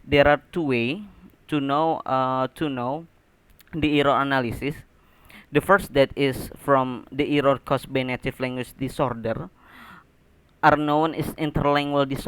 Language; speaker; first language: English; non-native, learner; Indonesian